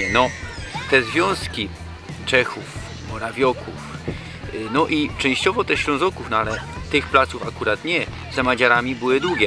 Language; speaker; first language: Polish; non-native, local second language; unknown